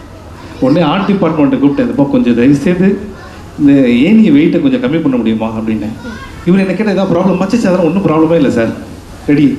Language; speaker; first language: Tamil; native; Tamil